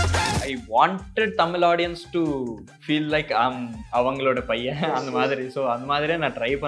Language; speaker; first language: Tamil; non-native, learner; Telugu